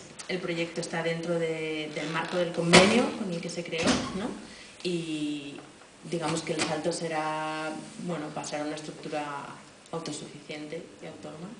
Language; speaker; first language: Spanish; native; Spanish